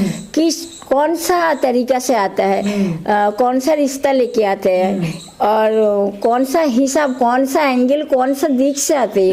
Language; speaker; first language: Hindi; non-native, local second language; Bangla